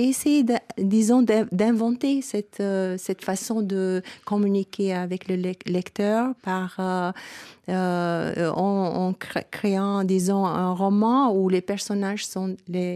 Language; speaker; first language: French; non-native, fluent; Albanian